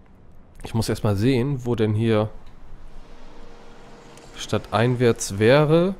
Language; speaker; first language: German; native; German